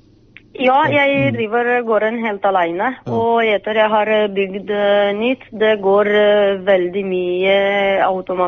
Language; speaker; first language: Norwegian; non-native, fluent; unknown